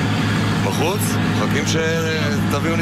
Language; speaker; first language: Hebrew; native; Hebrew